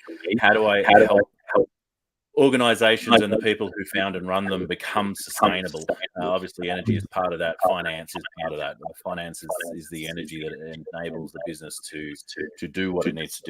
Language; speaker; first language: English; native; English